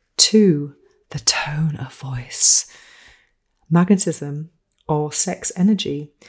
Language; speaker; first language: English; native; English